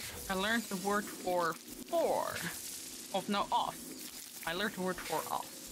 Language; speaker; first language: English; non-native, fluent; Dutch